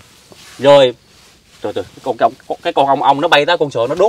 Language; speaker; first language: Vietnamese; native; Vietnamese